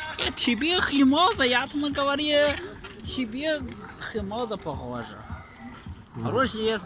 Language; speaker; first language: Russian; non-native, learner; Chinese